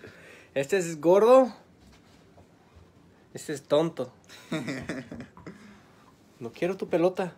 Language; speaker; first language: Spanish; early bilingual, heritage; Spanish